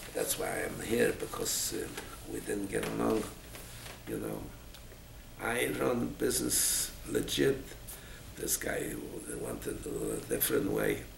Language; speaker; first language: English; non-native, fluent; Polish